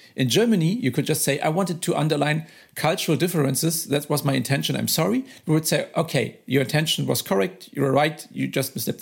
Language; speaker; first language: English; non-native, fluent; German